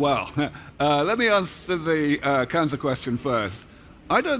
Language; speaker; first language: English; native; English